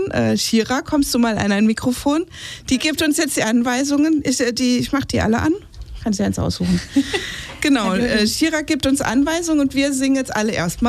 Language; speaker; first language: German; native; German